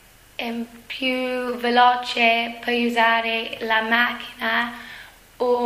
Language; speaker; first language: Italian; non-native, learner; English